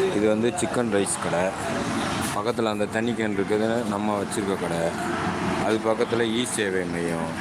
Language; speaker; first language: Tamil; native; Tamil